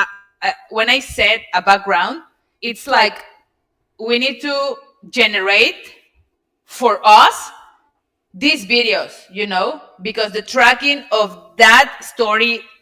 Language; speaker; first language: English; non-native, learner; Spanish